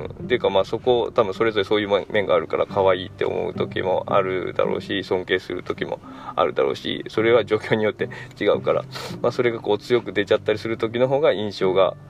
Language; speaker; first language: Japanese; native; Japanese